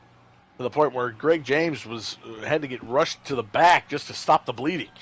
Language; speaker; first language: English; native; English